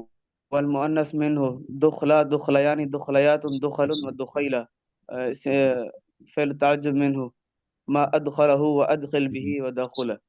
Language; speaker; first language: Arabic; non-native, learner; Urdu